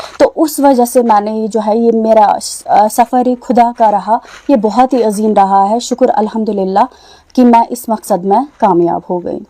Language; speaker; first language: Urdu; non-native, local second language; Kashmiri